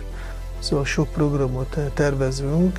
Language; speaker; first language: Hungarian; non-native, fluent; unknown